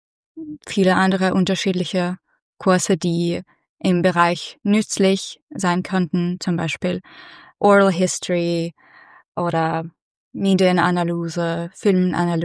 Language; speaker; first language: German; non-native, fluent; Russian